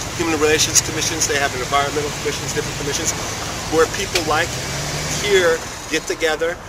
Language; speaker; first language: English; native; English